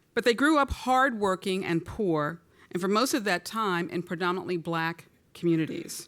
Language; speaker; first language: English; native; English